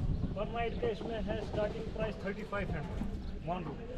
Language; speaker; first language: Hindi; non-native, local second language; Kashmiri